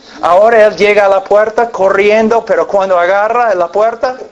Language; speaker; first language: Spanish; non-native, fluent; English